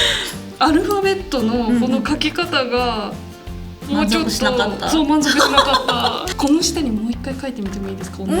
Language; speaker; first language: Japanese; native; Japanese